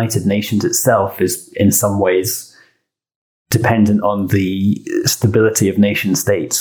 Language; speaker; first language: English; native; English